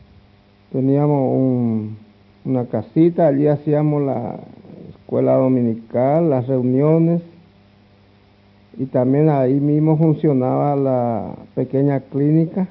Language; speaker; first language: Spanish; non-native, local second language; Guarani